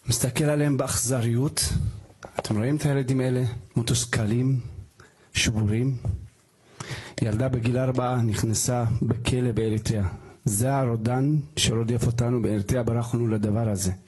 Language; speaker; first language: Hebrew; non-native, fluent; Tigrinya